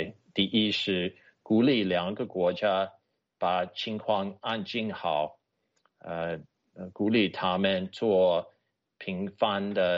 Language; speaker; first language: Chinese; non-native, fluent; English